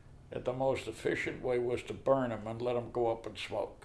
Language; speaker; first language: English; native; English